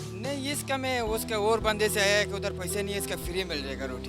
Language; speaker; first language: Hindi; non-native, learner; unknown